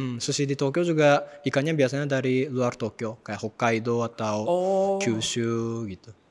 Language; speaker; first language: Indonesian; non-native, fluent; Japanese